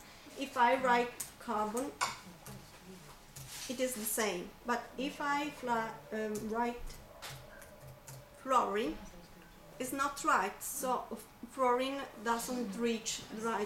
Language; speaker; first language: English; non-native, fluent; Italian